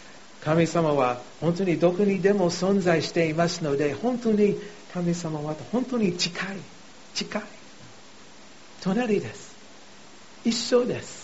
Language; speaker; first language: Japanese; non-native, fluent; English